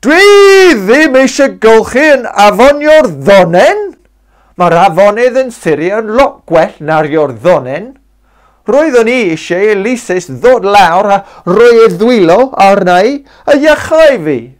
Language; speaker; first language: Welsh; non-native, local second language; English